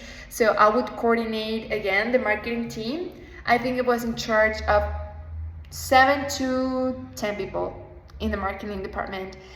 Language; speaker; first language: English; non-native, fluent; Spanish